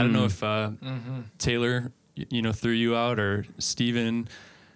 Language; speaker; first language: English; native; English